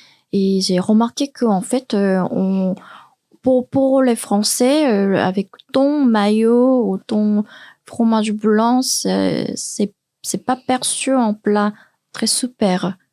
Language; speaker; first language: French; non-native, learner; Korean